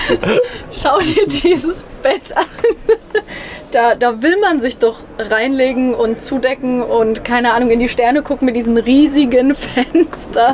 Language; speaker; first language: German; native; German